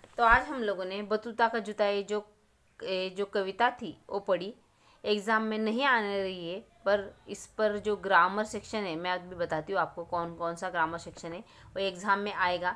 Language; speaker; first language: Hindi; non-native, local second language; Marathi